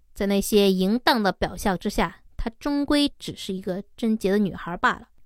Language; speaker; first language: Chinese; native; Chinese